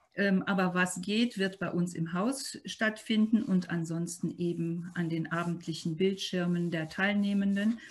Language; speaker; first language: German; native; German